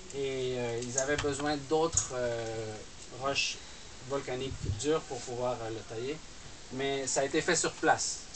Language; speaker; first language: French; non-native, fluent; Spanish